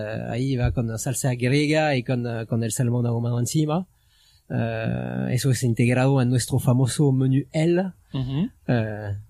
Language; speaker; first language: Spanish; non-native, fluent; French